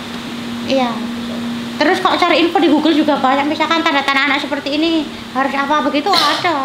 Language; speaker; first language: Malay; non-native, local second language; Javanese